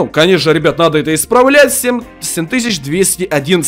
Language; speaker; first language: Russian; native; Russian